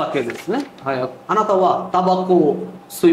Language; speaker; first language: Japanese; non-native, learner; Bangla